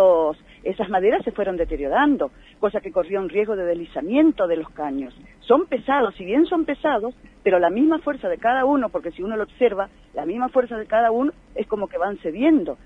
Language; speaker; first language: Spanish; native; Spanish